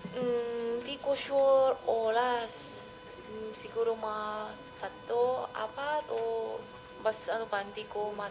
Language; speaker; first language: Filipino; non-native, learner; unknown